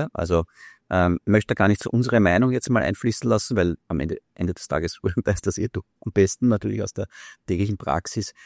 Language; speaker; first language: German; native; German